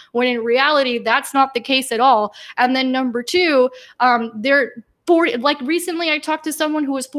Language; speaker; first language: English; native; English